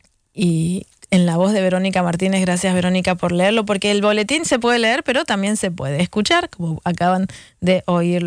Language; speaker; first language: Spanish; native; Spanish